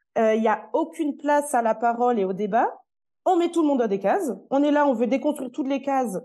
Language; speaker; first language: French; native; French